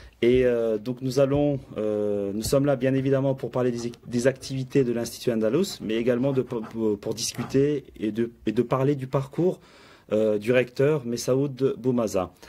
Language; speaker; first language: French; early bilingual, other home language; Turkish